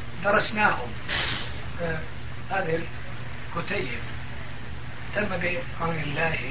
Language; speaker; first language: Arabic; non-native, fluent; Turkish